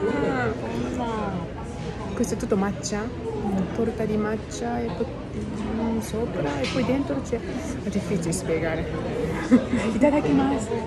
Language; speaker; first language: Italian; non-native, learner; Japanese